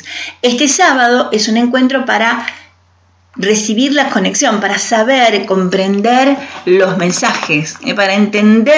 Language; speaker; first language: Spanish; native; Spanish